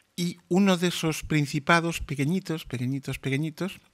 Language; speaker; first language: Spanish; native; Spanish